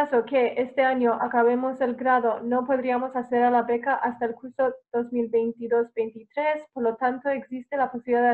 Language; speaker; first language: Spanish; non-native, fluent; English